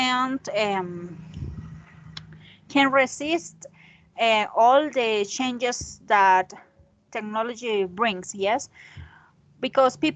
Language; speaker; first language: English; non-native, learner; Spanish